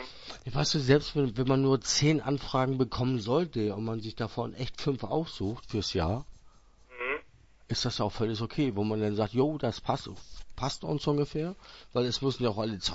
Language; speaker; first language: German; native; German